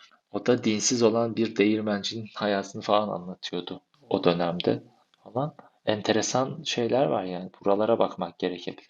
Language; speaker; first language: Turkish; native; Turkish